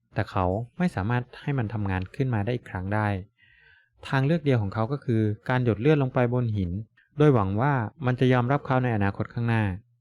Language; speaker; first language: Thai; native; Thai